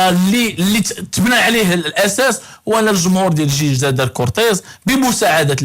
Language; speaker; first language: Arabic; native; Arabic